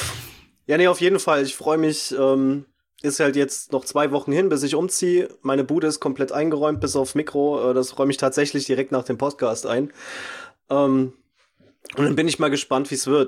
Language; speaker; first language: German; native; German